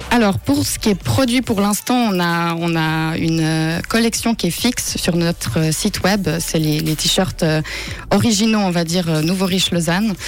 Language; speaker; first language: French; native; French